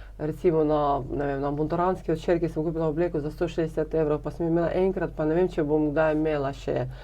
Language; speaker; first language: Slovenian; non-native, fluent; Ukrainian